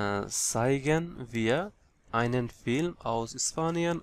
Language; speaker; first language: German; non-native, fluent; Bangla